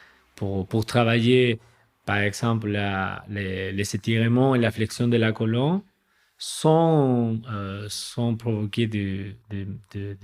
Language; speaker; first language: French; non-native, fluent; Spanish